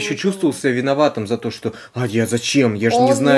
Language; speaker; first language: Russian; native; Russian